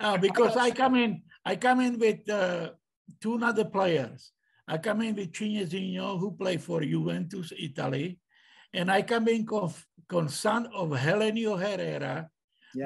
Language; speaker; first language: English; non-native, learner; Czech